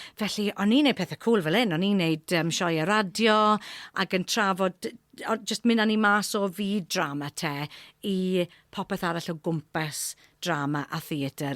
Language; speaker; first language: Welsh; non-native, local second language; English